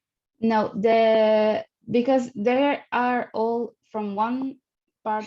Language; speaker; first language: English; non-native, learner; Spanish